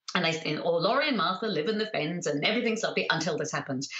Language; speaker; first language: English; native; English